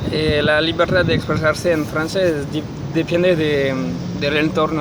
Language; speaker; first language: Spanish; non-native, learner; French